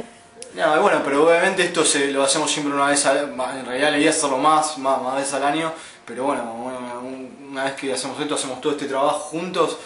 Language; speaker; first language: Spanish; native; Spanish